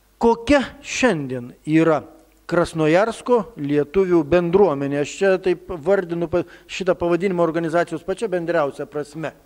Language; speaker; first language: Lithuanian; native; Lithuanian